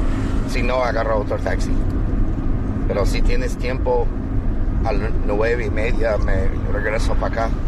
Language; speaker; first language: Spanish; non-native, learner; English